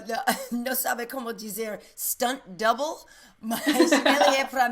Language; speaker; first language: Portuguese; non-native, learner; English